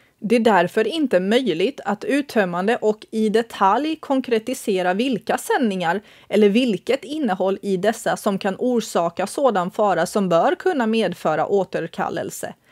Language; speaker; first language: Swedish; early bilingual, other home language; Bosnian